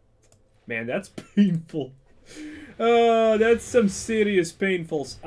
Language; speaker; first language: English; non-native, fluent; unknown